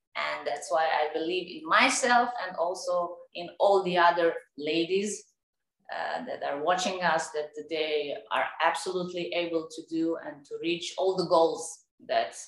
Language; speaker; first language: English; non-native, fluent; Serbian